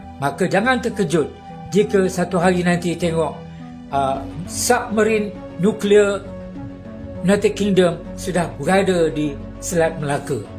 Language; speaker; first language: Malay; native; Malay